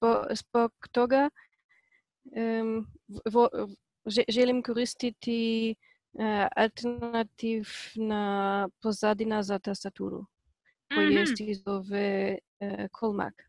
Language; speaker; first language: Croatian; non-native, learner; Polish